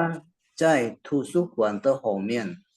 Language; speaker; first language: Chinese; non-native, learner; Indonesian